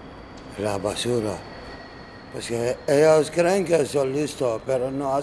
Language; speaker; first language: Spanish; non-native, learner; Arabic